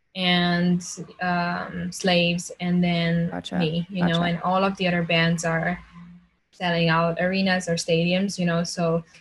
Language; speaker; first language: English; early bilingual, other home language; Slovenian